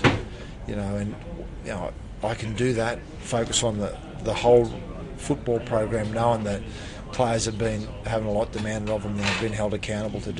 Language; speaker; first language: English; native; English